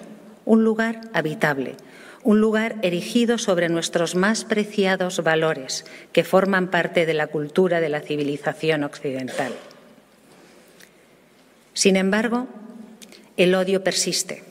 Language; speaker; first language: Spanish; native; Spanish